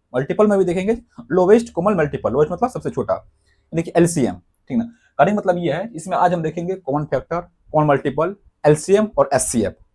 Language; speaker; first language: Hindi; native; Hindi